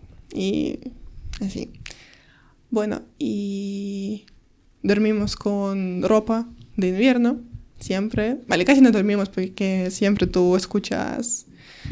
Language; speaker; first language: Spanish; non-native, learner; Ukrainian